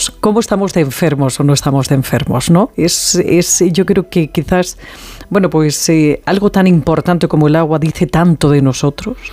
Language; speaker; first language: Spanish; native; Spanish